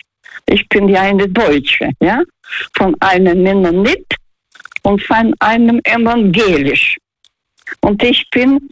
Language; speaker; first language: German; non-native, fluent; Russian